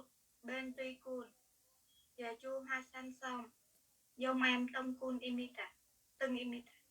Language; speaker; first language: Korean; non-native, learner; Vietnamese